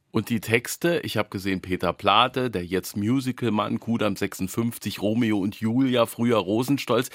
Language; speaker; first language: German; native; German